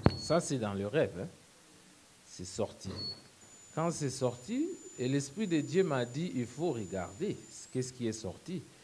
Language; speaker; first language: French; non-native, local second language; Lingala